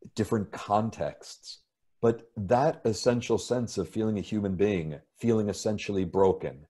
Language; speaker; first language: English; native; English